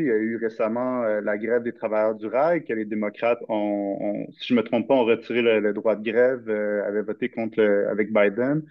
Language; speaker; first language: French; native; French